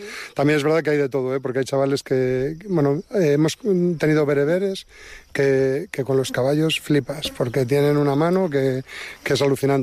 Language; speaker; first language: Spanish; native; Spanish